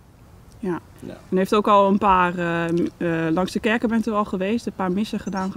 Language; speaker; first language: Dutch; native; Dutch